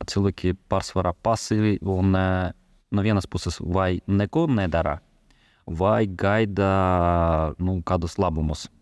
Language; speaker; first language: Latvian; non-native, local second language; Russian